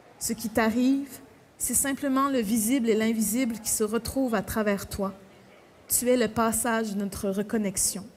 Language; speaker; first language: French; native; French